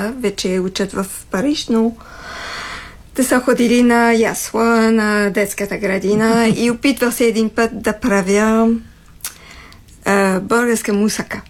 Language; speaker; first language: Bulgarian; non-native, fluent; French